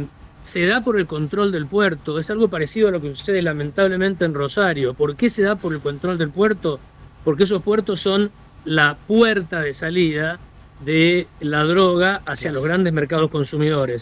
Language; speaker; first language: Spanish; native; Spanish